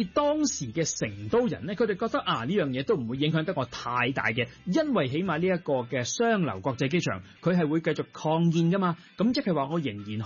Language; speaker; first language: Cantonese; native; Cantonese